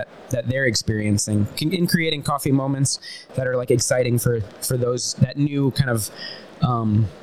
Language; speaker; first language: English; native; English